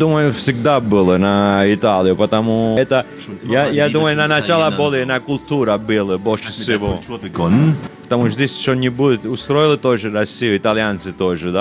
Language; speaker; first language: Russian; non-native, learner; Italian